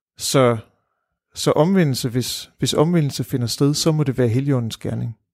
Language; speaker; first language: Danish; native; Danish